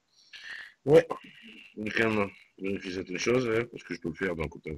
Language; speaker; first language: French; native; French